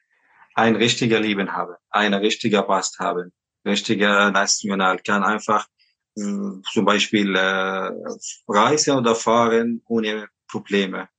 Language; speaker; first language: German; non-native, learner; Arabic